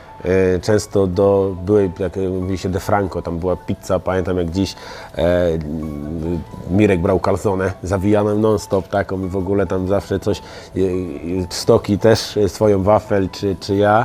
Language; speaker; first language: Polish; native; Polish